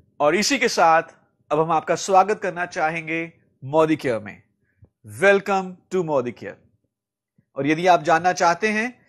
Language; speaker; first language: Hindi; native; Hindi